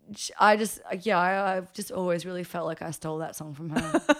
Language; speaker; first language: English; early bilingual, other home language; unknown